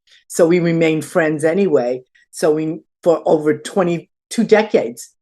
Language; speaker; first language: English; native; English